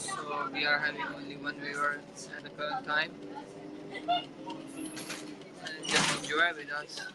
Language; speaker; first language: English; non-native, fluent; Urdu